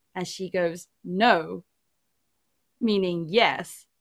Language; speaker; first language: English; early bilingual, other home language; Cantonese